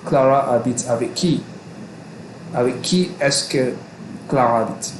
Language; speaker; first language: French; non-native, fluent; Malay